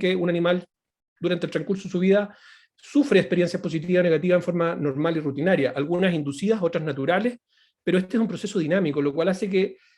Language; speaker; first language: Spanish; native; Spanish